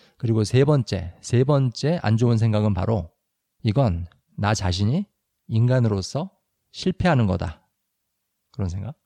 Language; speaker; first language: Korean; native; Korean